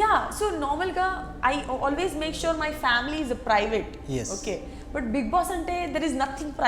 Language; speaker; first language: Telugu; non-native, learner; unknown